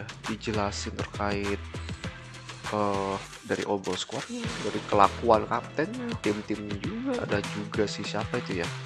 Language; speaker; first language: Indonesian; native; Indonesian